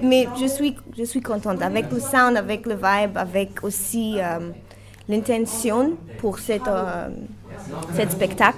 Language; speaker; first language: French; non-native, learner; English